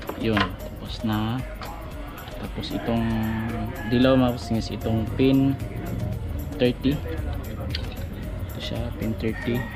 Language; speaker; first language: Filipino; non-native, local second language; Cebuano